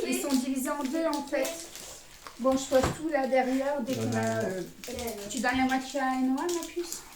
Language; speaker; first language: French; native; French